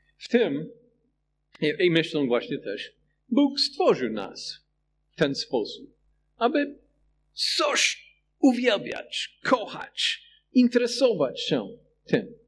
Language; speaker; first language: Polish; non-native, fluent; English